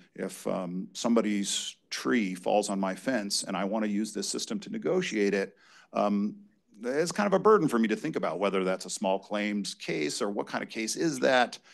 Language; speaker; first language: English; native; English